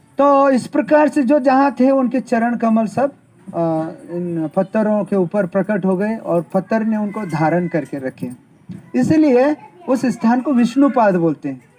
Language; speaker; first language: Hindi; non-native, local second language; Marathi